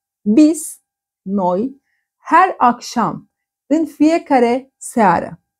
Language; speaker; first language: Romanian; non-native, fluent; Turkish